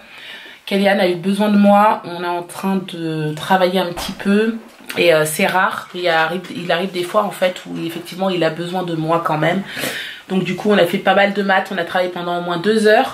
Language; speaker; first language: French; native; French